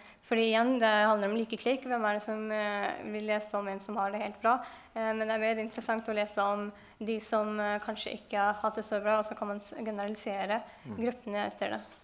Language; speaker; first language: Norwegian; early bilingual, other home language; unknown